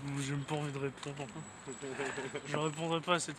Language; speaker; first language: French; native; French